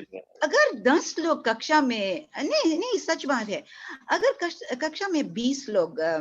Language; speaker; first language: Hindi; non-native, fluent; English